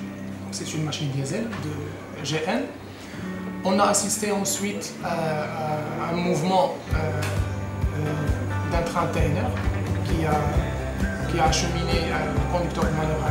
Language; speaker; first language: French; non-native, local second language; Arabic